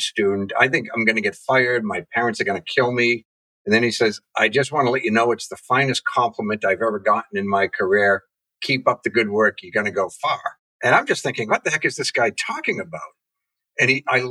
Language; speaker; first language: English; native; English